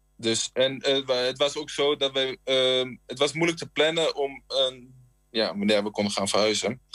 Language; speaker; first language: Dutch; native; Dutch